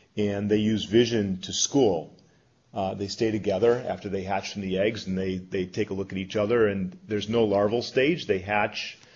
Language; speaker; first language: English; native; English